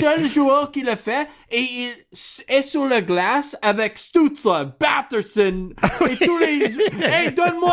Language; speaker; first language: French; non-native, learner; English